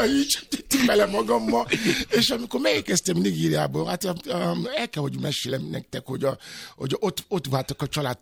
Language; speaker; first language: Hungarian; non-native, fluent; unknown